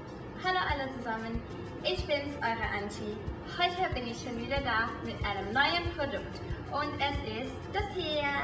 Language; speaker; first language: German; non-native, fluent; Thai